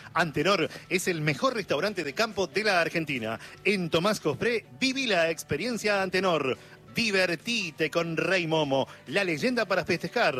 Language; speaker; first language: Spanish; native; Spanish